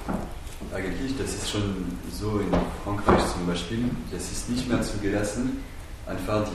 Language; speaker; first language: German; non-native, fluent; French